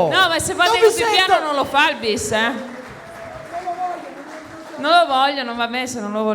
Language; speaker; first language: Italian; native; Italian